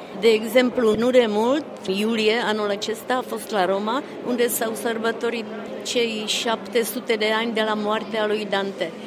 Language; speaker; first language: Romanian; non-native, fluent; Czech